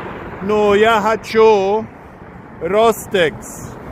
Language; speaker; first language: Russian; non-native, learner; English